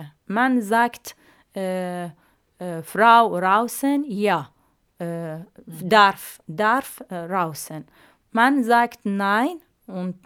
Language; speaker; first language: German; non-native, learner; Arabic